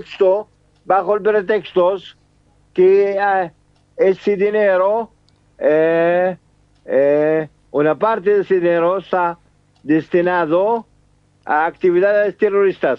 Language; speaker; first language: Spanish; non-native, fluent; Arabic